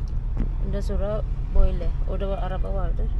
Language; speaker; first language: Turkish; non-native, learner; Filipino